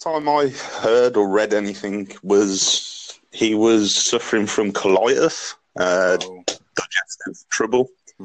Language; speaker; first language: English; native; English